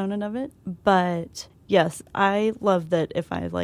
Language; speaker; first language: English; native; English